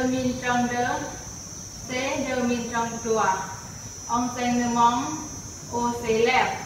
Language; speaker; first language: French; non-native, learner; Thai